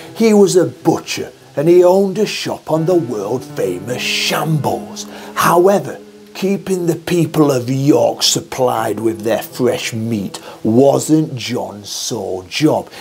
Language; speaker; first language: English; native; English